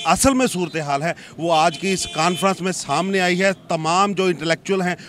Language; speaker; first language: Hindi; native; Hindi